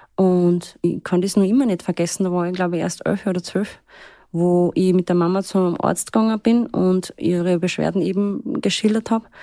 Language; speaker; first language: German; early bilingual, other home language; Turkish